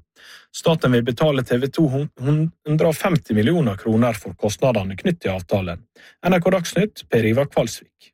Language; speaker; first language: Norwegian; native; Norwegian